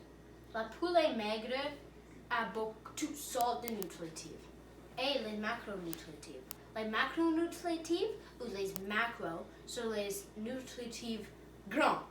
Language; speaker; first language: French; non-native, learner; English